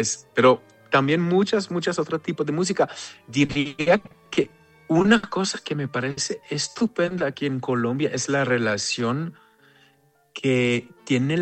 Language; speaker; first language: Spanish; non-native, fluent; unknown